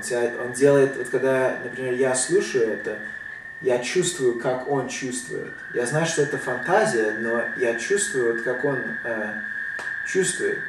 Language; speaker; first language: Russian; early bilingual, heritage; Russian